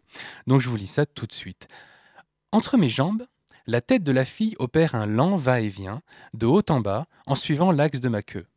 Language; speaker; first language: French; native; French